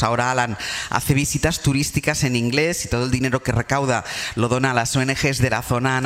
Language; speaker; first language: Spanish; native; Spanish